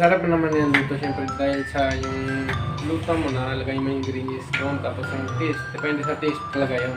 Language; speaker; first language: Filipino; non-native, learner; Punjabi